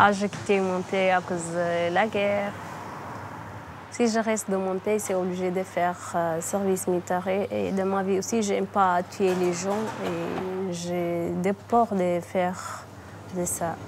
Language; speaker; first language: French; non-native, learner; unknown